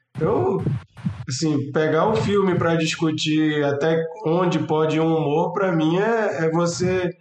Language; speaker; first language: Portuguese; native; Portuguese